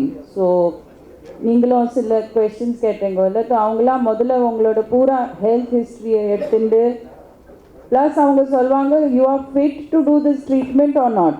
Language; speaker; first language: Tamil; non-native, local second language; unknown